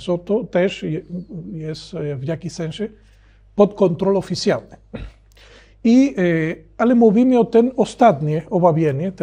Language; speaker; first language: Polish; non-native, learner; Spanish